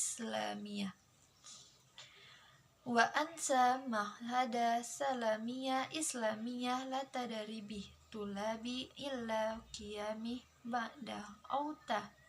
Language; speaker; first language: Arabic; non-native, learner; Indonesian